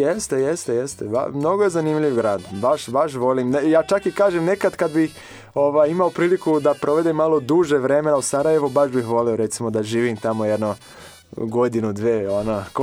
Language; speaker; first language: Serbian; non-native, fluent; Portuguese